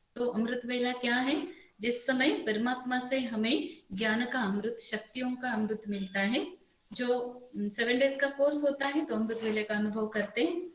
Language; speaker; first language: Hindi; non-native, local second language; Marathi